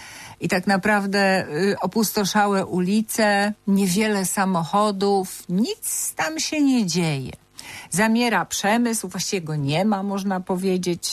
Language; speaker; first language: Polish; native; Polish